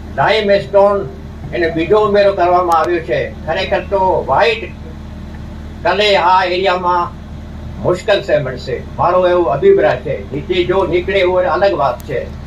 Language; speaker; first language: Gujarati; non-native, local second language; Kachhi